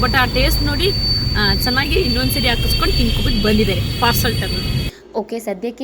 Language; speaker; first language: Kannada; native; Kannada